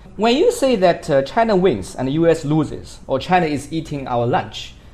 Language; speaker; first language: English; non-native, fluent; Chinese